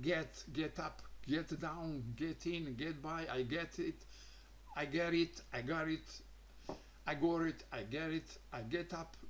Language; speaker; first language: English; non-native, learner; Croatian